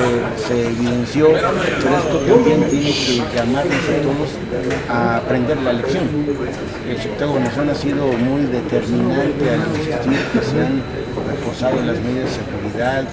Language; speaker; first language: Spanish; native; Spanish